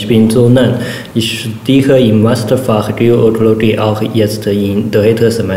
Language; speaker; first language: German; non-native, learner; Chinese